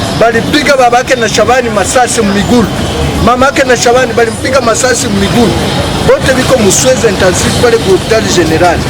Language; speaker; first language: Swahili; native; Swahili